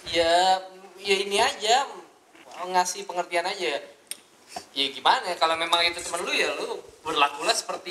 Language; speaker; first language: Indonesian; native; Indonesian